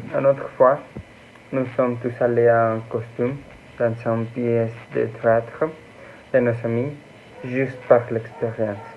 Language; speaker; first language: French; non-native, learner; Spanish